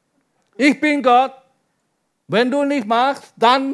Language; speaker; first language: German; non-native, fluent; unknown